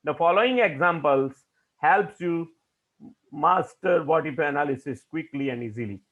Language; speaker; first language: English; non-native, local second language; Gujarati